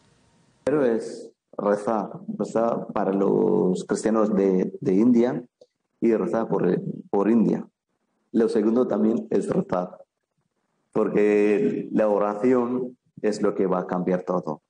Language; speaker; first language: Spanish; non-native, fluent; Malayalam